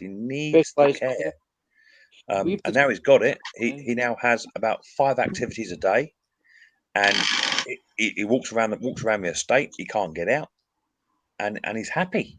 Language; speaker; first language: English; native; English